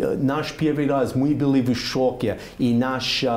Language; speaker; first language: Russian; non-native, learner; English